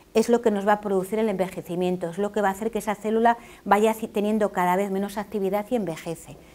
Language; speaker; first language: Spanish; native; Spanish